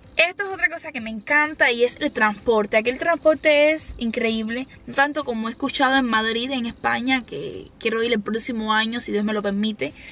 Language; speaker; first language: Spanish; native; Spanish